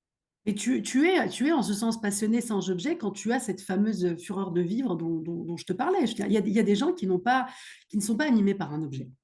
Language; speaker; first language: French; native; French